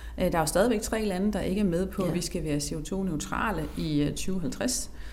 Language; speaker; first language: Danish; native; Danish